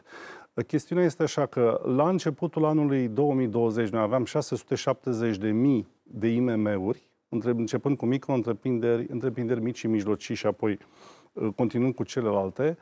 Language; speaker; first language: Romanian; native; Romanian